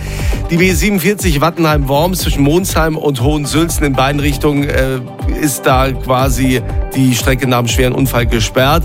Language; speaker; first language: German; native; German